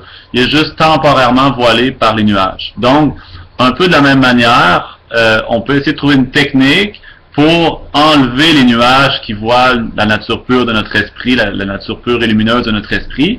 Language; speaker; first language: French; native; French